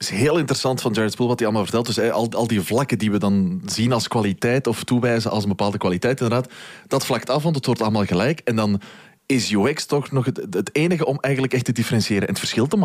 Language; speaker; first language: Dutch; native; Dutch